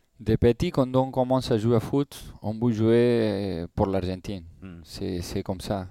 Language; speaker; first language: French; non-native, learner; Spanish